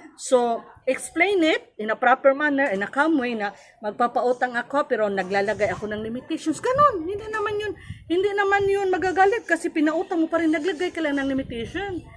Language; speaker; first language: Filipino; non-native, local second language; Cebuano